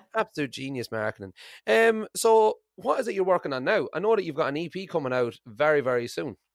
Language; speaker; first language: English; native; English